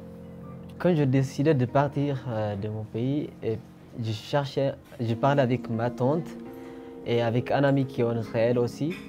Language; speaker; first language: French; non-native, fluent; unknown